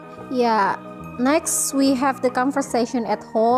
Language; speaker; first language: English; non-native, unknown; Indonesian